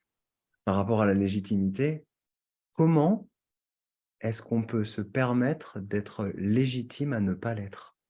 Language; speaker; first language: French; native; French